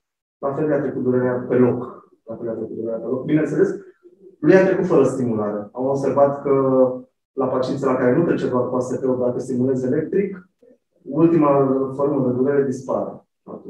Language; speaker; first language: Romanian; native; Romanian